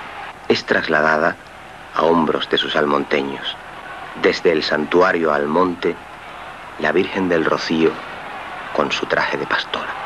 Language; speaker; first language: Spanish; native; Spanish